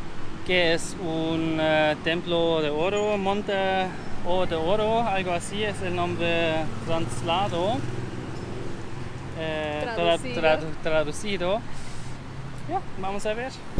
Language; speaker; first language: Spanish; non-native, learner; German